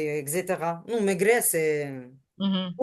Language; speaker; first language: French; non-native, learner; Ukrainian